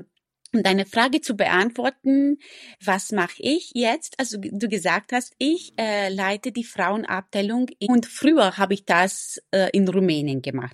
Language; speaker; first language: German; non-native, fluent; Romanian